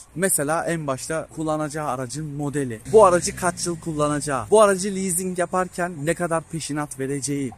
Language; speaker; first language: Turkish; native; Turkish